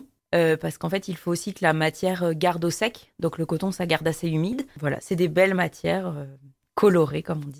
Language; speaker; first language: French; native; French